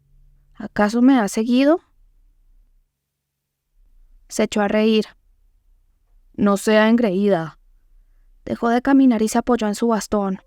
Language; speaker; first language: Spanish; native; Spanish